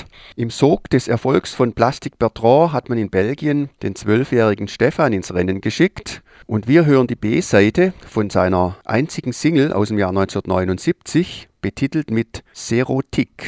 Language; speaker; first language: German; native; German